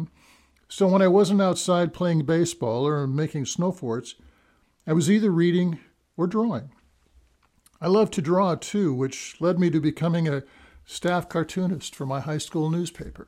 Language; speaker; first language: English; native; English